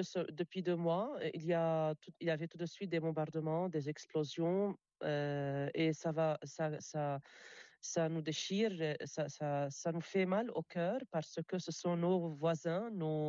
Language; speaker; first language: French; non-native, local second language; Arabic